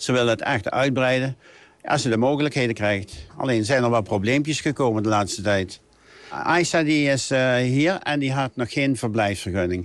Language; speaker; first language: Dutch; native; Dutch